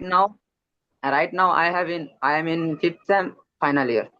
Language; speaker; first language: English; non-native, learner; Odia